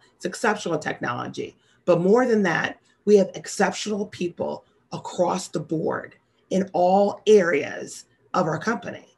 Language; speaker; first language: English; native; English